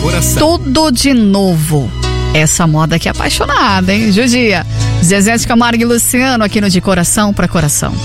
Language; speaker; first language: Portuguese; native; Portuguese